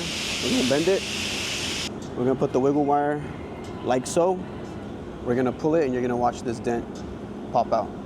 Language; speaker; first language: English; native; English